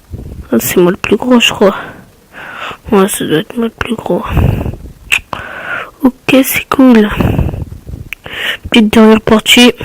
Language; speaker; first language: French; native; French